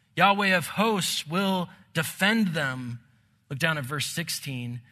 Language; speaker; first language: English; native; English